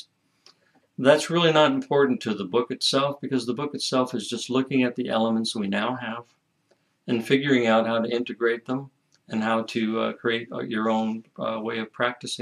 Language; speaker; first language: English; native; English